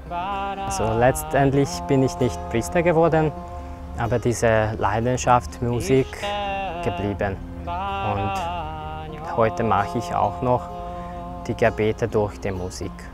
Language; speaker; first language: German; non-native, fluent; Hungarian